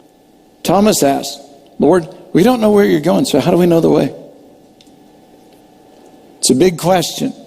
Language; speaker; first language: English; native; English